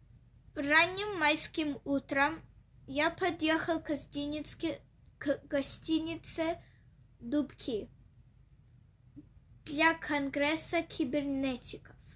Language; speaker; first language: Russian; early bilingual, heritage; Russian